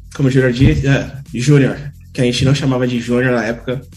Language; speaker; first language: Portuguese; native; Portuguese